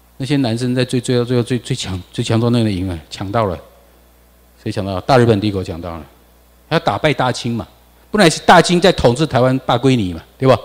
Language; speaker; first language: Chinese; non-native, local second language; Min Nan Chinese